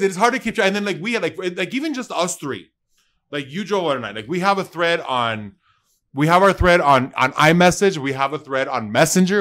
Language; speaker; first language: English; early bilingual, other home language; Spanish